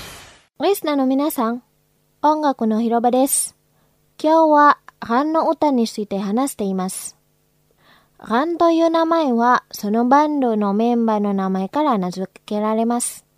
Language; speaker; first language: Japanese; non-native, fluent; Indonesian